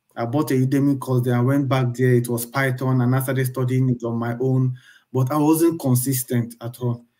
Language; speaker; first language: English; non-native, local second language; Igbo